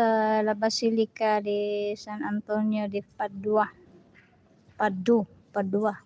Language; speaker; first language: Italian; non-native, learner; Filipino